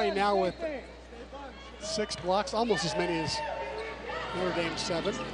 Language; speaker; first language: English; native; English